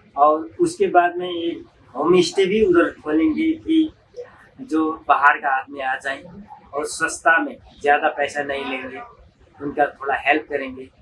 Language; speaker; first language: Hindi; non-native, local second language; Nepali